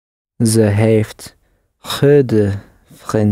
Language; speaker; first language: Dutch; non-native, learner; English